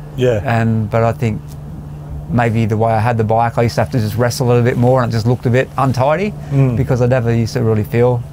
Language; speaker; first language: English; native; English